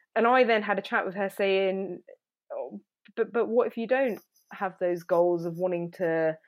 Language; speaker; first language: English; native; English